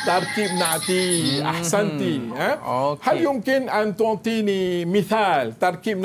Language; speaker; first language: Arabic; non-native, fluent; Malay